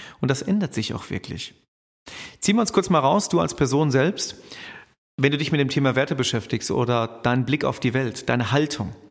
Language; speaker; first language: German; native; German